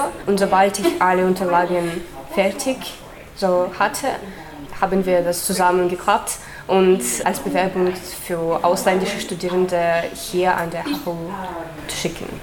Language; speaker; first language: German; non-native, fluent; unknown